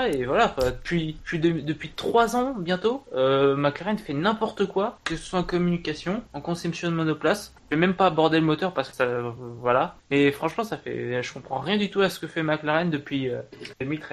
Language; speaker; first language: French; native; French